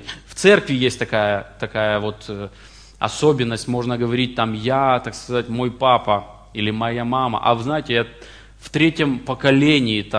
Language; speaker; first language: Russian; native; Russian